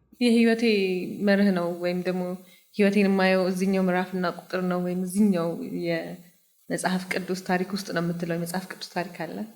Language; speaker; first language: Amharic; native; Amharic